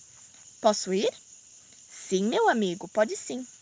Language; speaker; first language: Portuguese; native; Portuguese